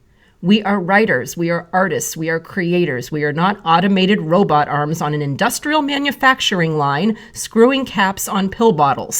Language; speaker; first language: English; native; English